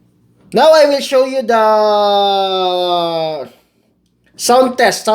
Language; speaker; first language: English; non-native, local second language; Filipino